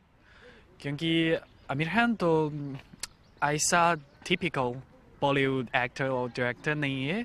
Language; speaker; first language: Hindi; non-native, learner; Chinese